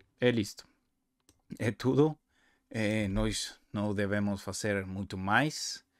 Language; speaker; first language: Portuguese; non-native, learner; Spanish